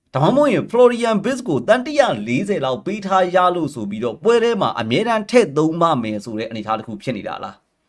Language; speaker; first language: Burmese; native; Burmese